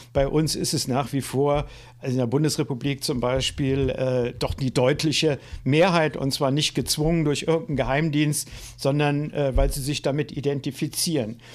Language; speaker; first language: German; native; German